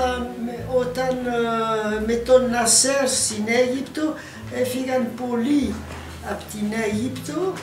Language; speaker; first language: Greek; early bilingual, heritage; Greek